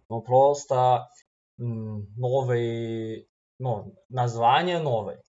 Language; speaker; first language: Russian; non-native, fluent; Chinese